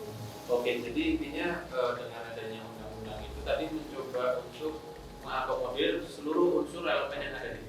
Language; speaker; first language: Indonesian; native; Indonesian